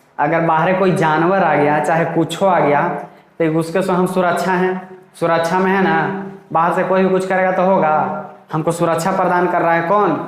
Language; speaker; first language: Hindi; native; Hindi